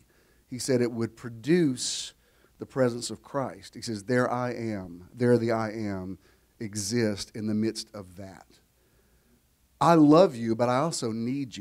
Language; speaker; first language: English; native; English